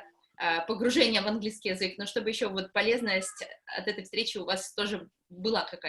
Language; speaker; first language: Russian; native; Russian